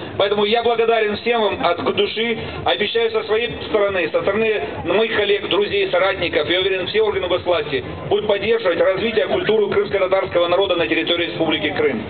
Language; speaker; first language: Russian; native; Russian